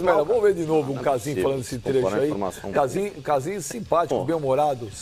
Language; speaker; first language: Portuguese; native; Portuguese